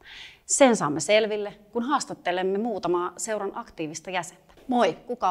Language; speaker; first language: Finnish; native; Finnish